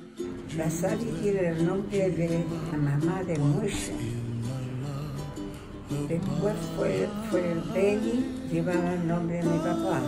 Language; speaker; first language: Spanish; early bilingual, other home language; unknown